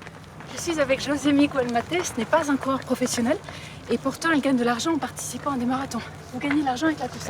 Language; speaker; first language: French; native; French